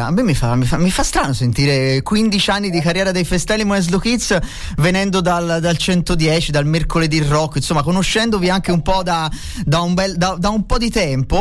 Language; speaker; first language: Italian; native; Italian